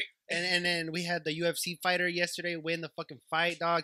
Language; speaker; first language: English; early bilingual, other home language; Spanish